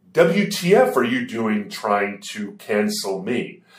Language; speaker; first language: English; native; English